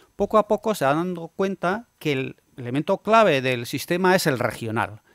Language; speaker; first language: Spanish; native; Spanish